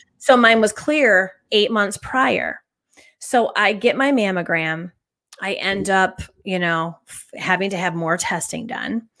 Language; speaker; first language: English; native; English